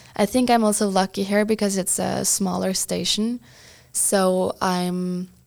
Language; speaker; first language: English; non-native, fluent; Norwegian